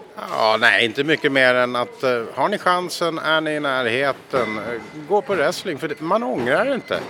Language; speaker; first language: Swedish; non-native, fluent; English